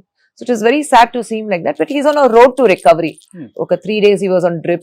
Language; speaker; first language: Telugu; non-native, fluent; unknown